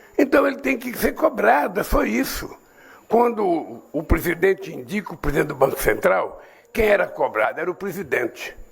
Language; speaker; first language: Portuguese; native; Portuguese